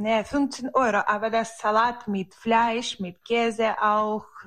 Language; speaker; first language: German; non-native, learner; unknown